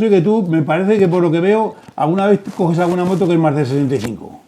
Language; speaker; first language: Spanish; native; Spanish